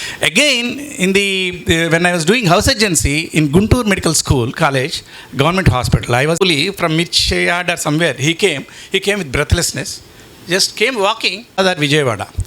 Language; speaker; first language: English; non-native, local second language; Telugu